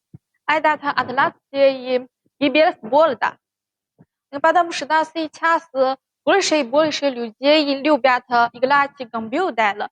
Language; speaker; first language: Russian; non-native, learner; Chinese